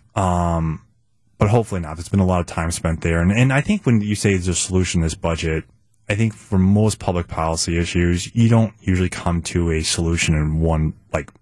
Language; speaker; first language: English; native; English